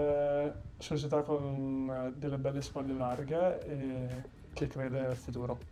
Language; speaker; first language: Italian; native; Italian